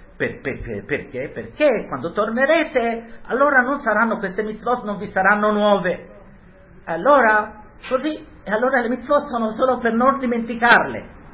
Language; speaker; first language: Italian; early bilingual, heritage; Hebrew